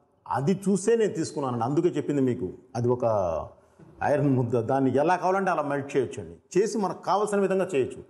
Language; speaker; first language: Telugu; native; Telugu